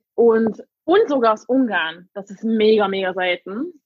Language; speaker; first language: German; non-native, fluent; English